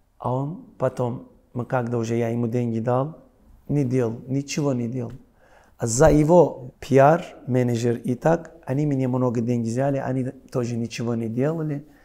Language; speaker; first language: Russian; non-native, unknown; Turkish